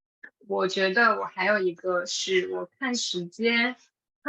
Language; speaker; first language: Chinese; non-native, fluent; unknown